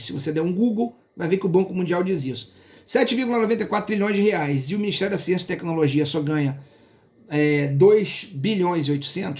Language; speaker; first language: Portuguese; native; Portuguese